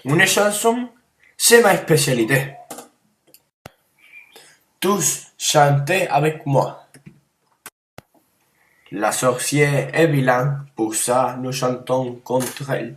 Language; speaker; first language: French; non-native, learner; Spanish